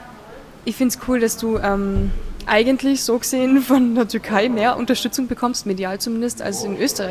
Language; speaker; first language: German; native; German